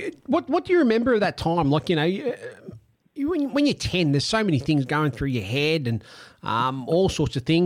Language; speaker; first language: English; non-native, local second language; Italian